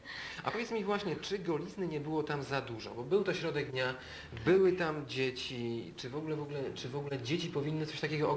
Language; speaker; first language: Polish; native; Polish